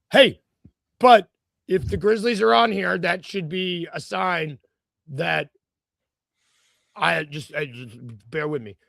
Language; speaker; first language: English; native; English